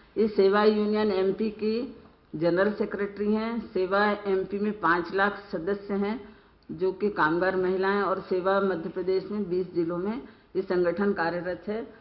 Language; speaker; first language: Hindi; native; Hindi